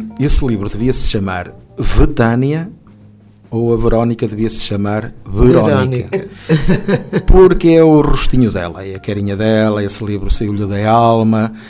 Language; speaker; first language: Portuguese; native; Portuguese